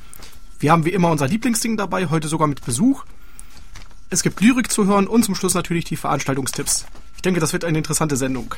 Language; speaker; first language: German; native; German